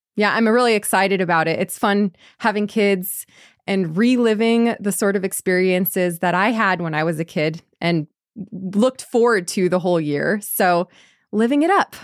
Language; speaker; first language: English; native; English